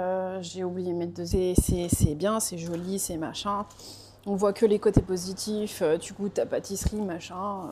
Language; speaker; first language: French; native; French